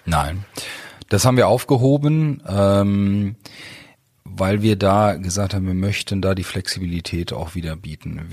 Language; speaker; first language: German; native; German